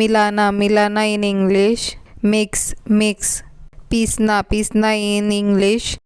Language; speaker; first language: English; non-native, local second language; Hindi